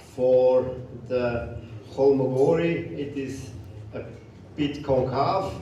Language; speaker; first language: English; non-native, fluent; German